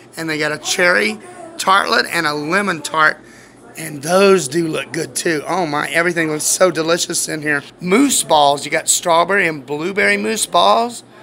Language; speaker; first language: English; native; English